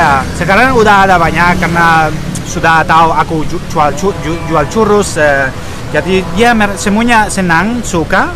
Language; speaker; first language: Indonesian; non-native, learner; Spanish